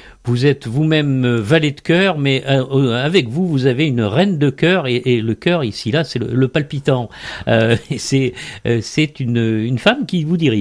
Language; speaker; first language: French; native; French